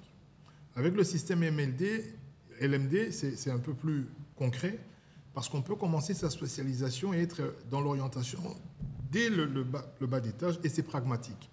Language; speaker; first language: French; non-native, local second language; Lingala